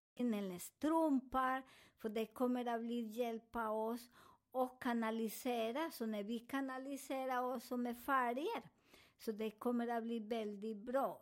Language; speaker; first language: Swedish; non-native, learner; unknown